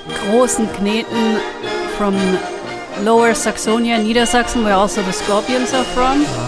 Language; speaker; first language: English; non-native, fluent; German